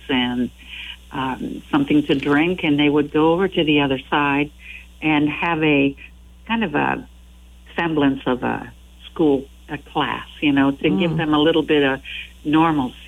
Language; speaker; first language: English; non-native, fluent; French